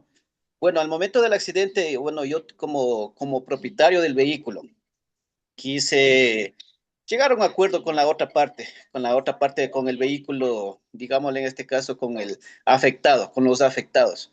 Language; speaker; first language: Spanish; native; Spanish